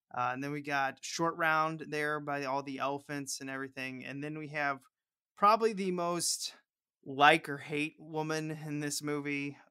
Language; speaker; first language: English; native; English